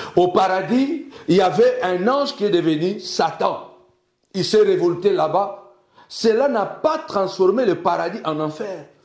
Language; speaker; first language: French; early bilingual, other home language; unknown